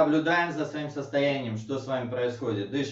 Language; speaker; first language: Russian; native; Russian